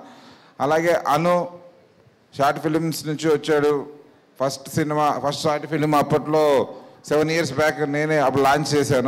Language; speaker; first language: Telugu; native; Telugu